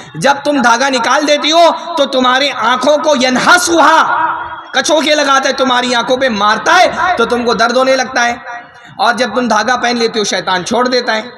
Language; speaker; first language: Urdu; native; Urdu